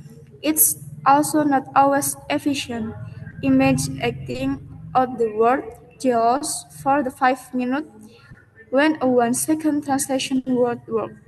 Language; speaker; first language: English; non-native, learner; Indonesian